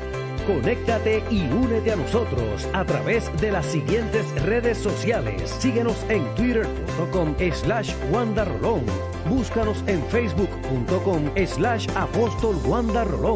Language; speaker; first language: Spanish; native; Spanish